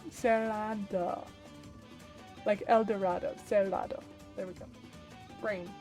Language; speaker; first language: Spanish; non-native, learner; English